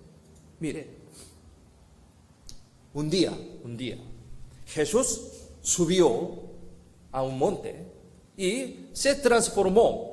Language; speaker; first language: Spanish; non-native, fluent; Korean